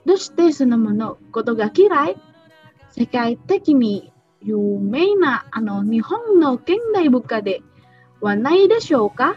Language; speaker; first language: Japanese; non-native, learner; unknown